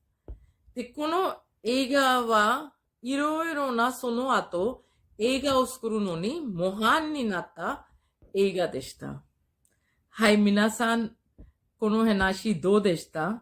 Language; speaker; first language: Japanese; non-native, fluent; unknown